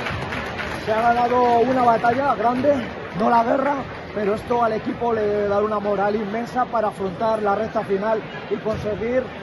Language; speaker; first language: Spanish; native; Spanish